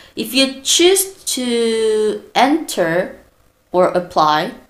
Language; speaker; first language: English; non-native, fluent; Korean